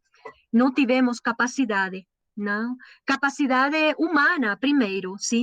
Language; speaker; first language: Portuguese; non-native, learner; Spanish